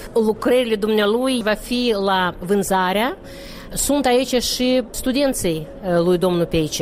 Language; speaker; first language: Romanian; non-native, local second language; Russian